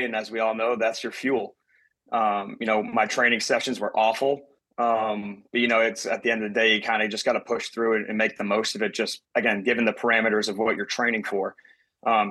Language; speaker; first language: English; native; English